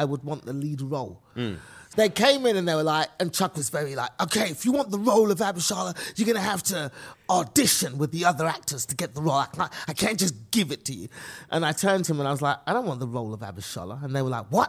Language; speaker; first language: English; native; English